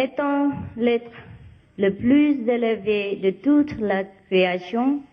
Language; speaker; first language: French; non-native, fluent; Vietnamese